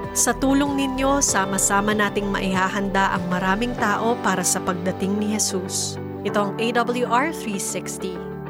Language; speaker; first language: Filipino; native; Filipino